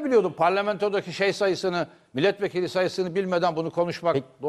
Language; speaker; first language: Turkish; native; Turkish